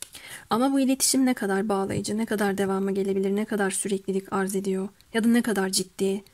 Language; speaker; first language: Turkish; native; Turkish